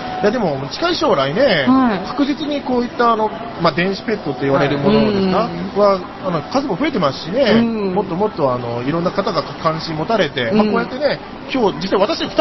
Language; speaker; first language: Japanese; native; Japanese